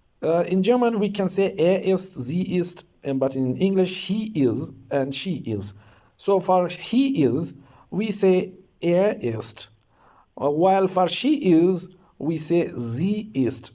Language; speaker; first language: German; non-native, learner; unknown